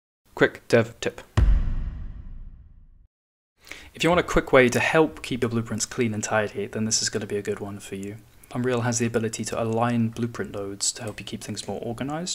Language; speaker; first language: English; native; English